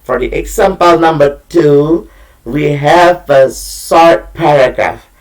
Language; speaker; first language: English; non-native, learner; Indonesian